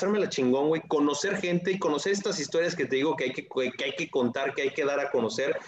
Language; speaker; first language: Spanish; native; Spanish